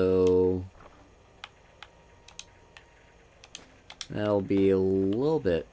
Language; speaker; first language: English; native; English